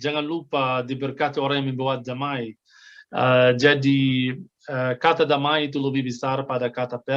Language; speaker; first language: Indonesian; non-native, fluent; Arabic